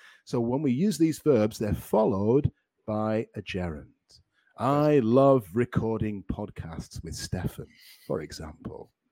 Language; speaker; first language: English; native; English